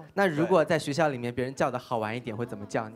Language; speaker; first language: Chinese; native; Chinese